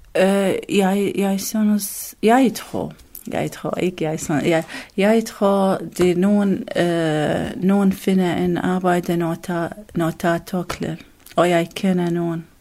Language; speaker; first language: Danish; non-native, learner; Arabic